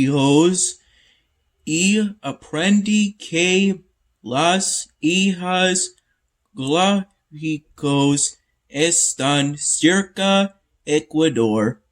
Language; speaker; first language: Spanish; non-native, learner; English